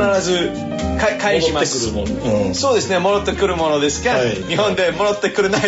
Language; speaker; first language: Japanese; non-native, fluent; English